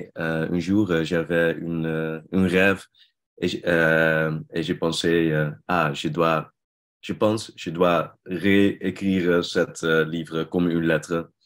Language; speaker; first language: French; non-native, learner; Dutch